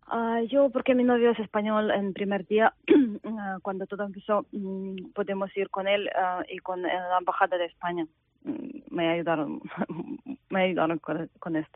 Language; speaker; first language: Spanish; non-native, fluent; Ukrainian